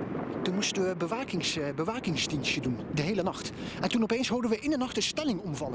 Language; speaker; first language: Dutch; native; Dutch